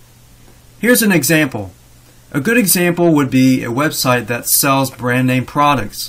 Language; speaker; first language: English; native; English